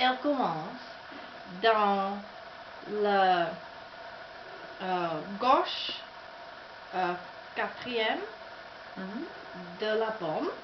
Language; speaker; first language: French; non-native, learner; Czech